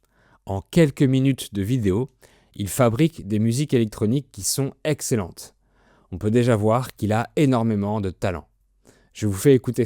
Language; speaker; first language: French; native; French